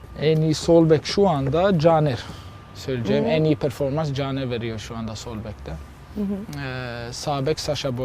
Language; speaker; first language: Turkish; non-native, learner; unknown